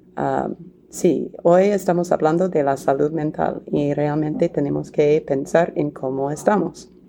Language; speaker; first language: Spanish; non-native, fluent; English